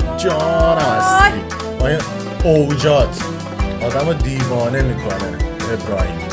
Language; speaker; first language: Persian; native; Persian